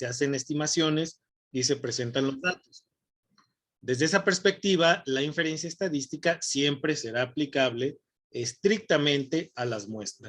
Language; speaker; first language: Spanish; native; Spanish